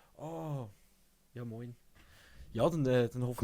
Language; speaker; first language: German; native; German